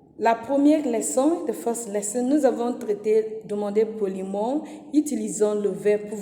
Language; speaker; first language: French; non-native, fluent; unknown